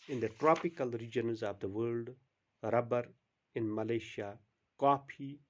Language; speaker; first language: English; non-native, local second language; Urdu